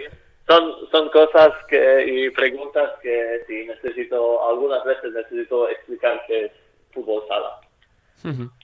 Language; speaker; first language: Spanish; non-native, fluent; Slovak